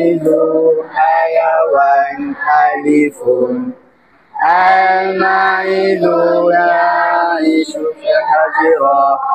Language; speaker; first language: Arabic; non-native, learner; Malay